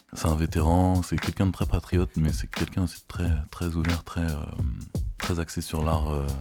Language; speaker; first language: French; native; French